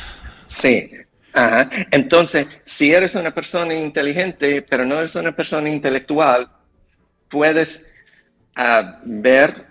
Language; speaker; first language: Spanish; non-native, fluent; English